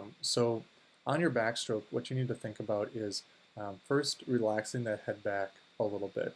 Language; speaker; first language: English; native; English